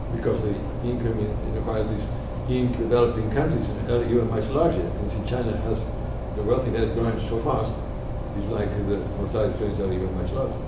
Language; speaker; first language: English; non-native, fluent; Spanish